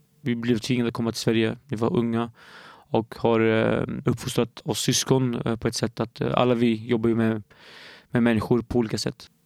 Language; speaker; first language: Swedish; early bilingual, other home language; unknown